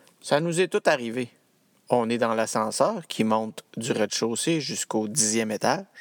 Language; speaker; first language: French; native; French